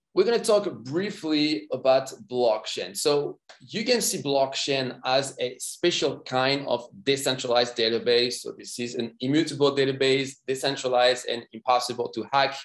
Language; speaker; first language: English; non-native, fluent; French